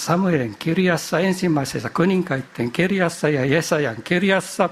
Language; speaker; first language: Finnish; non-native, fluent; Japanese